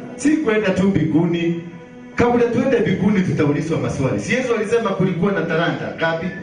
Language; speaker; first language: Swahili; non-native, local second language; Kikuyu